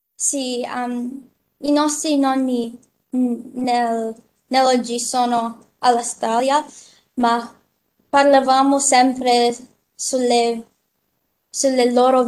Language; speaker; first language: Italian; early bilingual, heritage; English